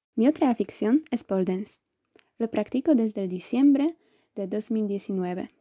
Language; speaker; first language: Spanish; non-native, fluent; Polish